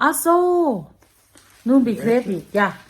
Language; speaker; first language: Dutch; non-native, learner; Thai